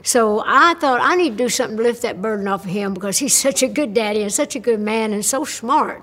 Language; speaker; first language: English; native; English